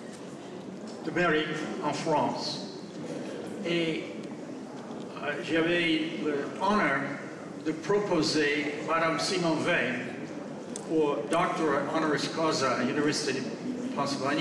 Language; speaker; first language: French; non-native, fluent; English